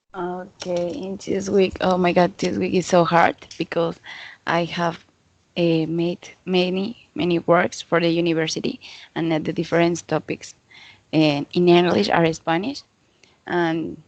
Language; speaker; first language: English; non-native, learner; Spanish